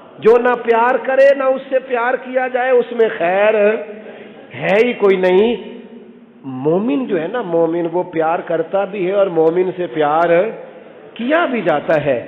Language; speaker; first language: Urdu; non-native, local second language; Punjabi